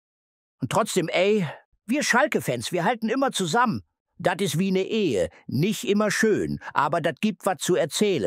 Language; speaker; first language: German; native; German